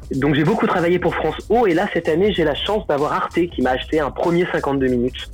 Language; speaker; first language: French; native; French